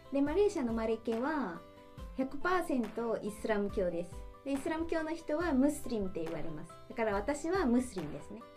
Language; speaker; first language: Japanese; non-native, fluent; Malay